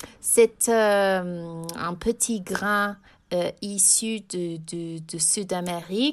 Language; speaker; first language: French; non-native, fluent; English